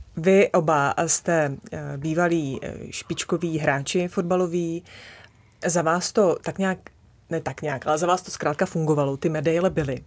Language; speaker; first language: Czech; native; Czech